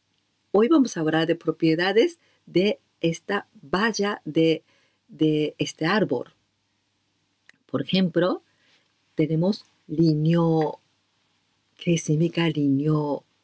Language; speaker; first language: Spanish; non-native, learner; Japanese